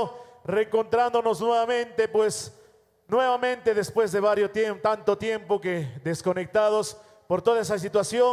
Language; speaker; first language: Spanish; native; Spanish